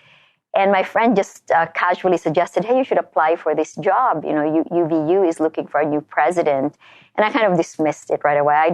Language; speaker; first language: English; non-native, local second language; Filipino